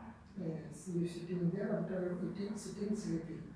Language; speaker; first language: English; non-native, learner; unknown